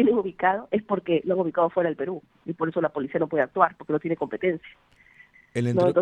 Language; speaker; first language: Spanish; native; Spanish